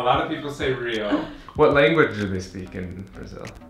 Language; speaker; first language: English; native; English